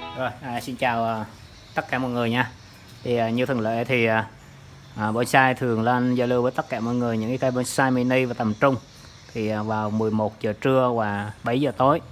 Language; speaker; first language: Vietnamese; native; Vietnamese